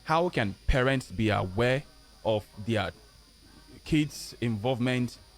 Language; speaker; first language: English; non-native, local second language; Yoruba